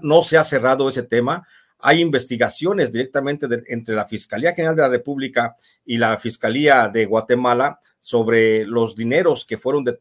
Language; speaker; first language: Spanish; native; Spanish